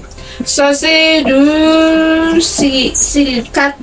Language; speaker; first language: French; non-native, local second language; Malagasy